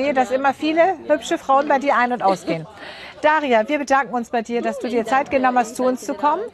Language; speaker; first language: German; native; German